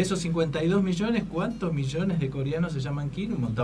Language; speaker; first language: Spanish; native; Spanish